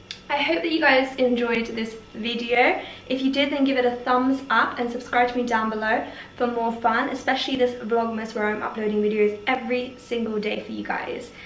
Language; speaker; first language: English; early bilingual, other home language; Persian